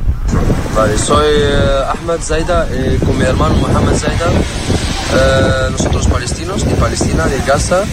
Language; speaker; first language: Spanish; non-native, learner; Arabic